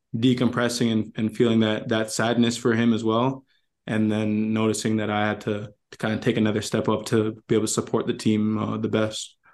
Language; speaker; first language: English; native; English